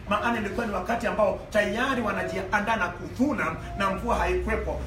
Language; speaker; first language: Swahili; non-native, local second language; Luo (Kenya and Tanzania)